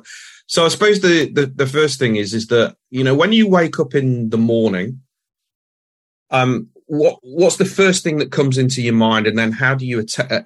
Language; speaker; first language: English; native; English